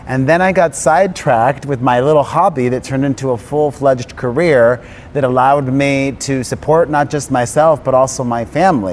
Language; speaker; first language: English; native; English